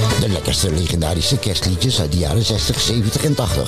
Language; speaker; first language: Dutch; native; Dutch